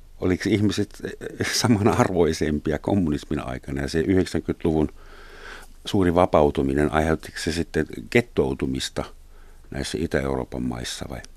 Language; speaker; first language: Finnish; non-native, fluent; German